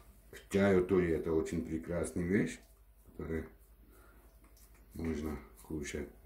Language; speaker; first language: Russian; non-native, learner; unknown